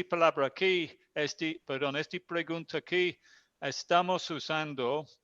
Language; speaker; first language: Spanish; non-native, fluent; English